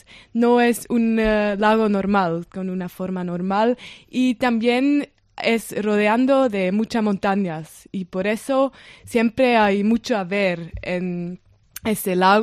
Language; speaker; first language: Spanish; non-native, learner; German